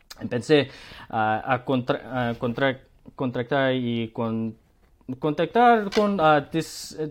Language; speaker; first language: Spanish; non-native, learner; Korean